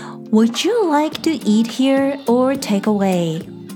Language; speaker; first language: English; non-native, fluent; Japanese